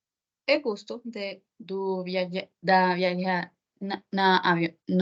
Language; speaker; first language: Portuguese; non-native, learner; Spanish